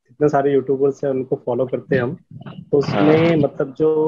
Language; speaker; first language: Hindi; native; Hindi